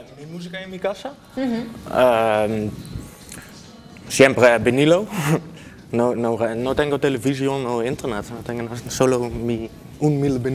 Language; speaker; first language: Spanish; non-native, learner; Dutch